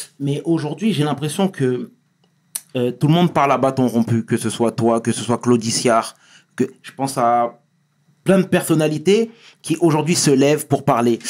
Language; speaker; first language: French; native; French